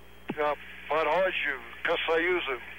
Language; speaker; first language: Russian; non-native, learner; English